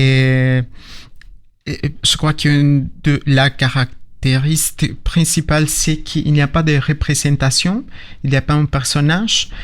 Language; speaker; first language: French; non-native, learner; Spanish